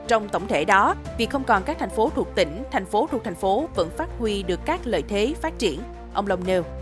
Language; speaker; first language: Vietnamese; native; Vietnamese